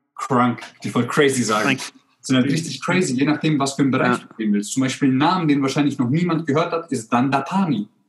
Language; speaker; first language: German; early bilingual, other home language; Croatian